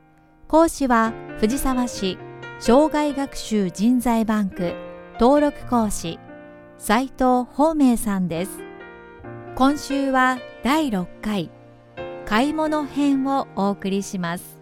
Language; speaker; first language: Japanese; native; Japanese